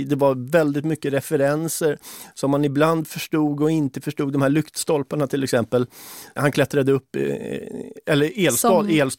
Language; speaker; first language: Swedish; native; Swedish